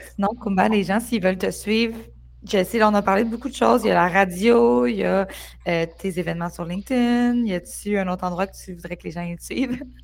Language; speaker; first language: French; native; French